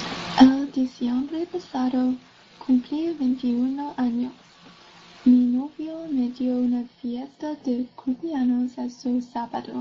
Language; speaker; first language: Spanish; non-native, learner; English